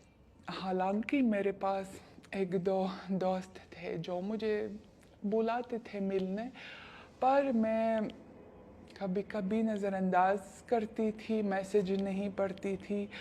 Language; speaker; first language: Hindi; non-native, fluent; Russian